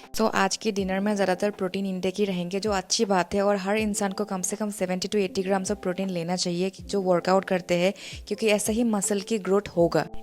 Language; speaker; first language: Hindi; non-native, local second language; Bodo